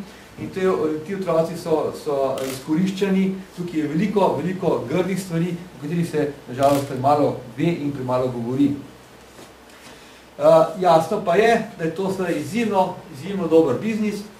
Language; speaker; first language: Slovenian; native; Slovenian